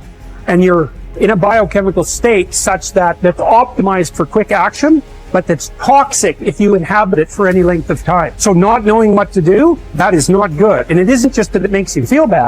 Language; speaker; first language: English; native; English